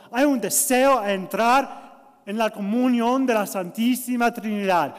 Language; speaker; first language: Spanish; non-native, learner; English